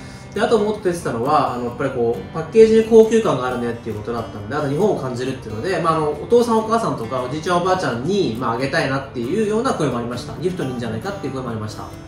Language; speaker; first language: Japanese; native; Japanese